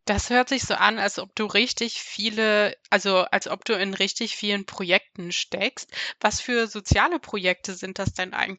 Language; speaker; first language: German; native; German